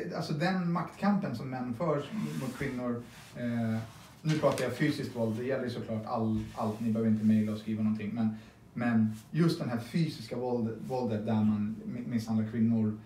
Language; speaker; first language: Swedish; native; Swedish